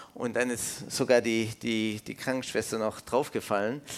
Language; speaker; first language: German; non-native, fluent; English